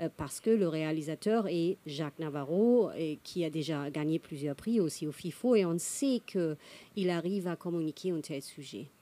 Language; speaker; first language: French; non-native, fluent; German